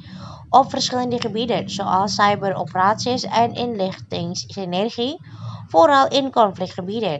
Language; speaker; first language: Dutch; non-native, fluent; Indonesian